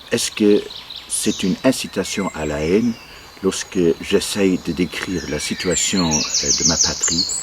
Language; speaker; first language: French; non-native, local second language; Luxembourgish